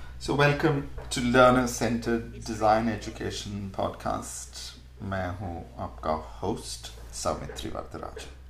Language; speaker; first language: Hindi; native; Hindi